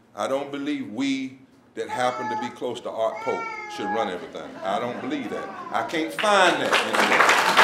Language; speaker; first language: English; native; English